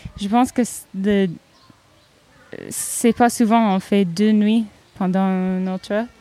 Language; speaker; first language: French; non-native, learner; English